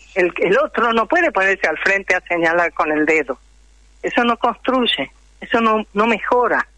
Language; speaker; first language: Spanish; native; Spanish